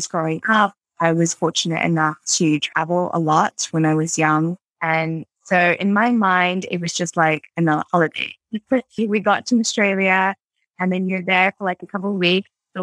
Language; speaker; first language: English; native; English